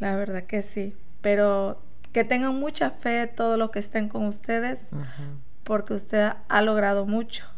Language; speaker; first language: Spanish; native; Spanish